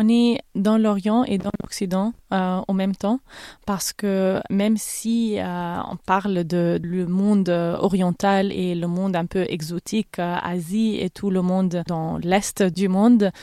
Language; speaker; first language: French; non-native, fluent; Arabic